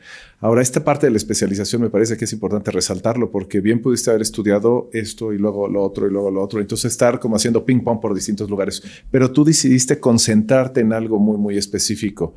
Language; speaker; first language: Spanish; native; Spanish